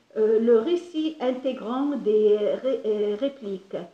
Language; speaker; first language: French; non-native, local second language; Arabic